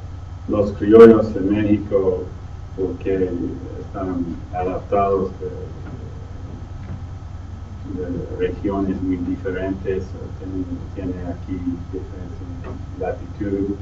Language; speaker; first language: Spanish; non-native, fluent; English